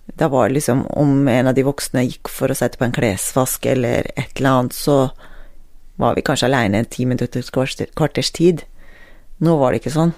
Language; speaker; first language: Norwegian; early bilingual, other home language; Persian